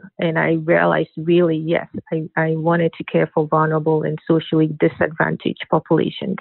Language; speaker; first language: English; non-native, local second language; Akan